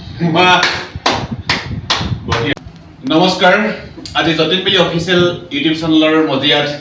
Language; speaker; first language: Assamese; non-native, local second language; Mising